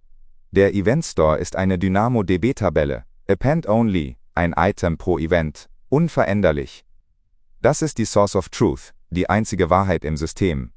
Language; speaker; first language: German; native; German